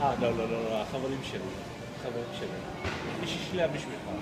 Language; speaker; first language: Hebrew; non-native, learner; Russian